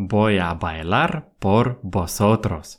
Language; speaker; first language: Spanish; non-native, fluent; Russian